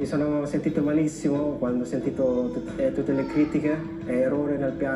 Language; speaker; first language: Italian; non-native, learner; Filipino